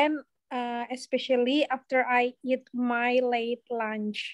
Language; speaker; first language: English; non-native, learner; Indonesian